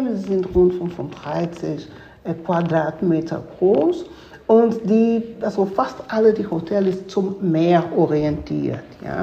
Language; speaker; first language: German; non-native, fluent; Spanish